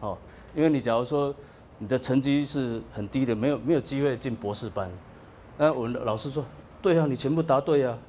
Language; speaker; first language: Chinese; native; Chinese